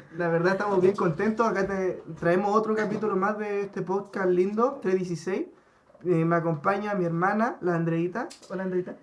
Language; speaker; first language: Spanish; native; Spanish